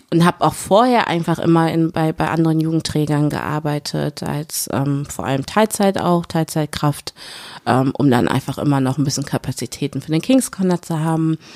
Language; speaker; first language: German; early bilingual, other home language; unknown